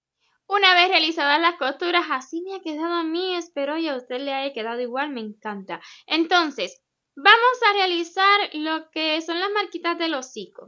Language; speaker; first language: Spanish; native; Spanish